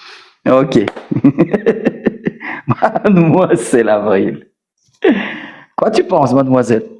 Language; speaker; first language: French; non-native, fluent; Spanish